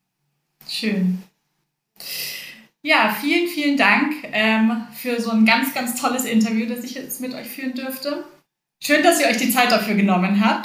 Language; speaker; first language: German; native; German